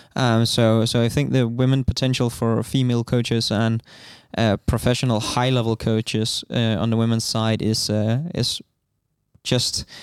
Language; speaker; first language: English; non-native, fluent; Danish